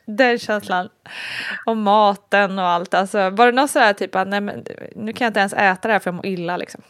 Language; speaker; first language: Swedish; native; Swedish